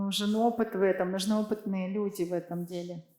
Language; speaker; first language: Russian; native; Russian